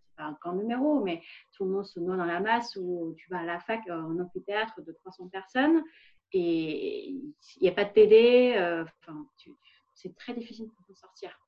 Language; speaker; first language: French; non-native, fluent; Vietnamese